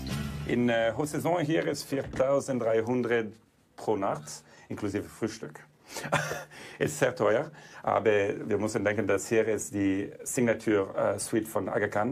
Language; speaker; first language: German; non-native, fluent; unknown